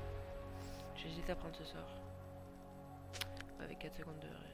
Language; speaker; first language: French; native; French